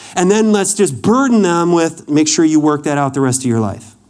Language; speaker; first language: English; native; English